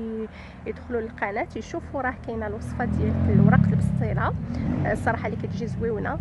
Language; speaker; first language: Arabic; native; Arabic